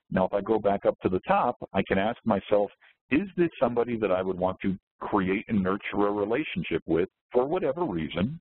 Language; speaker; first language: English; native; English